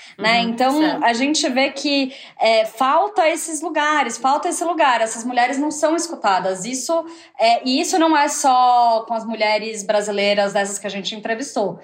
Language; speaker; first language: Portuguese; native; Portuguese